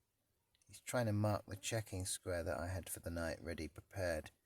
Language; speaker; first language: English; native; English